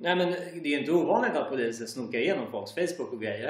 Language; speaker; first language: Swedish; native; Swedish